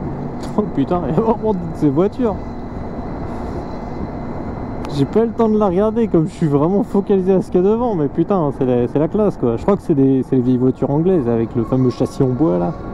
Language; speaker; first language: French; native; French